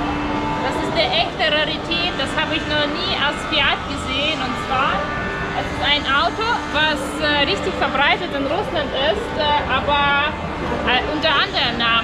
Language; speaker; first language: German; non-native, fluent; Russian